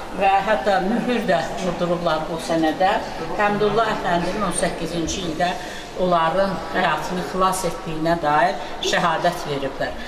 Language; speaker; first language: Azerbaijani; native; Azerbaijani